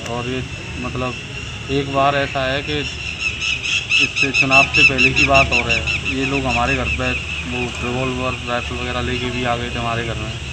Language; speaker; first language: Hindi; native; Hindi